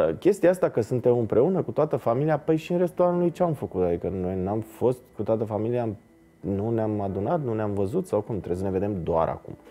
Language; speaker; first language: Romanian; native; Romanian